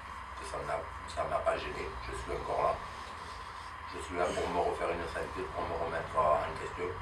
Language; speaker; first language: French; native; French